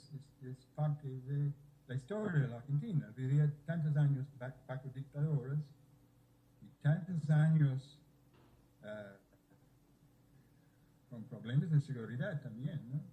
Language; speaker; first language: Spanish; non-native, fluent; English